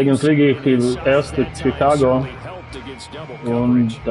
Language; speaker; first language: German; non-native, learner; Russian